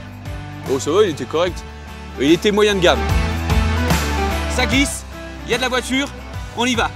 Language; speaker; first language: French; native; French